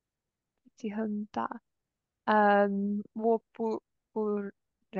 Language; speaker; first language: Chinese; non-native, learner; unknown